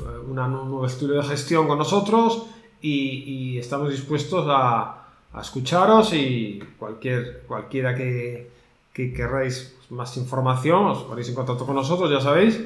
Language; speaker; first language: Spanish; native; Spanish